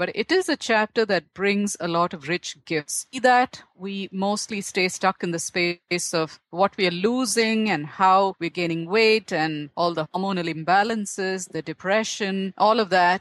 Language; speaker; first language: English; non-native, local second language; Tamil